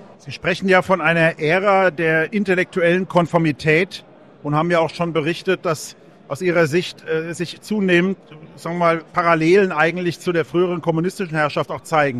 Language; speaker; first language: German; native; German